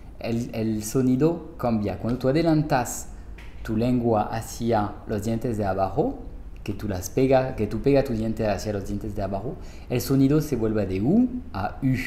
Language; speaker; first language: Spanish; non-native, fluent; French